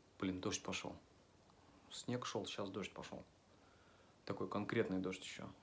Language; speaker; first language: Russian; native; Russian